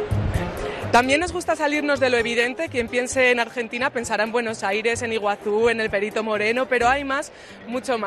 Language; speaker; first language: Spanish; native; Spanish